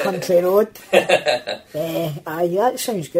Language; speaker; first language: English; native; English